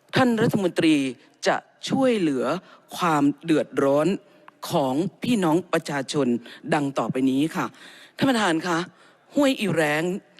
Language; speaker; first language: Thai; native; Thai